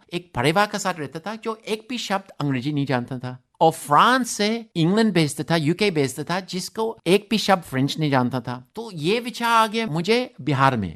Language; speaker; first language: Hindi; non-native, fluent; English